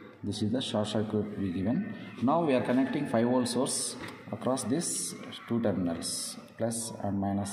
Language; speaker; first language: English; non-native, local second language; Telugu